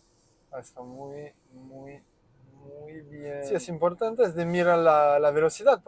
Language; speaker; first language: Spanish; non-native, learner; French